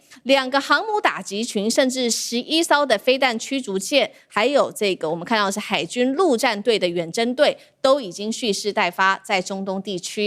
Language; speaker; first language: Chinese; native; Chinese